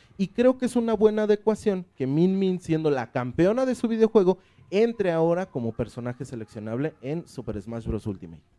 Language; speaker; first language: Spanish; native; Spanish